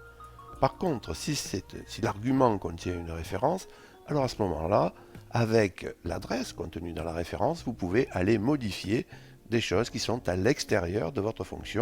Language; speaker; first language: French; native; French